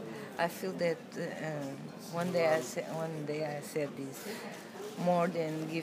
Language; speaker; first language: English; non-native, learner; Portuguese